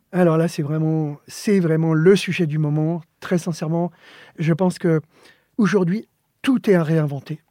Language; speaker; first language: French; early bilingual, other home language; Spanish